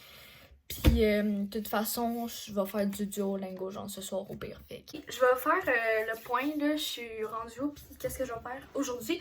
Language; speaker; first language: French; native; French